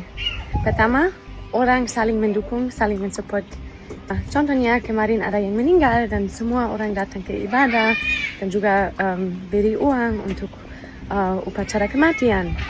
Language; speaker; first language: Indonesian; non-native, fluent; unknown